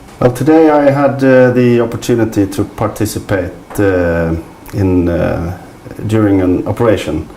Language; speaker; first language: English; non-native, fluent; Swedish